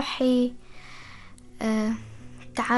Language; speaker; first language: Arabic; non-native, learner; Persian